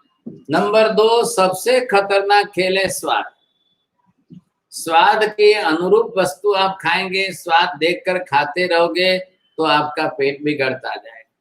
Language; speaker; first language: Hindi; non-native, local second language; Gujarati